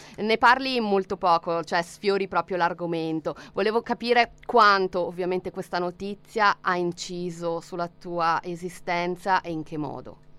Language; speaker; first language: Italian; native; Italian